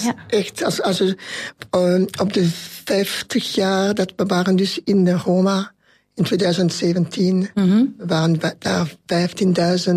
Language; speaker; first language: Dutch; non-native, local second language; French